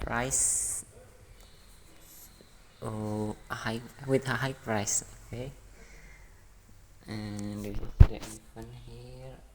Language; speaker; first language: English; non-native, learner; Indonesian